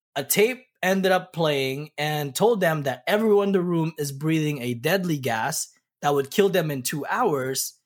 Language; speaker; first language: English; early bilingual, other home language; Pampanga